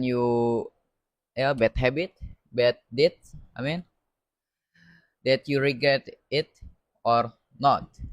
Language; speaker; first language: English; non-native, learner; Indonesian